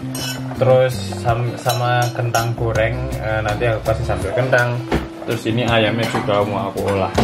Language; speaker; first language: Indonesian; non-native, local second language; Javanese